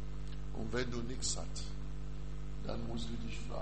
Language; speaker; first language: German; non-native, learner; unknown